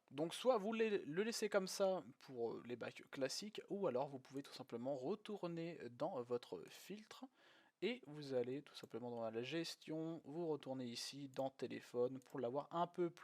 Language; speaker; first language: French; native; French